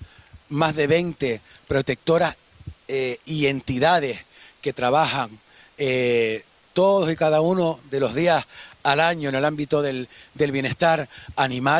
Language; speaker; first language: Spanish; native; Spanish